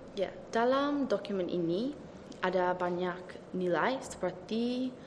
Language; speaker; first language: Indonesian; early bilingual, heritage; Indonesian